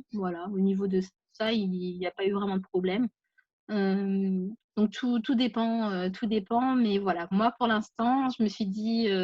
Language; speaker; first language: French; native; French